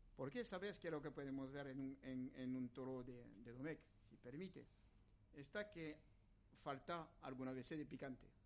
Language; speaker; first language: Spanish; non-native, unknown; French